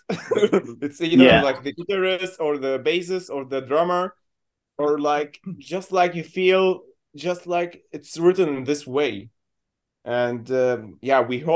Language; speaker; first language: English; non-native, learner; Arabic